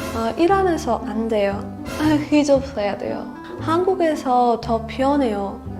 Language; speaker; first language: Korean; non-native, learner; Persian